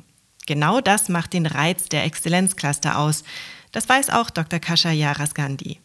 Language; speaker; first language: German; native; German